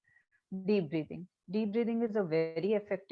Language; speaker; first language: English; non-native, local second language; Hindi